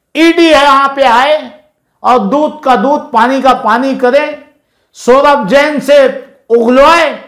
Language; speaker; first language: Hindi; non-native, local second language; Urdu